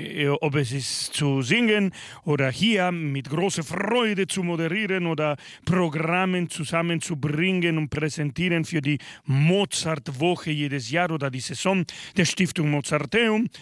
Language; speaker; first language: German; non-native, fluent; Spanish